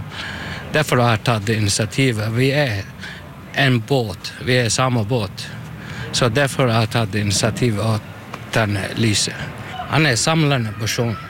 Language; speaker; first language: Norwegian; non-native, learner; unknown